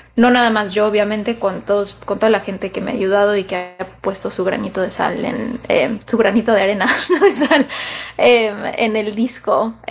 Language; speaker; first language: Spanish; early bilingual, heritage; Spanish